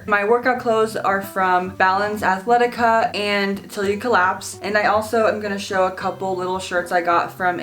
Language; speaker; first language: English; native; English